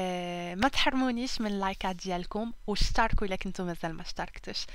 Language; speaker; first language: Arabic; native; Arabic